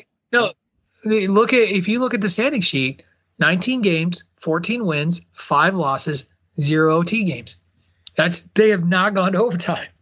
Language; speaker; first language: English; native; English